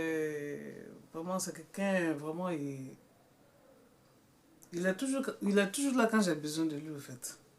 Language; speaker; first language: French; non-native, learner; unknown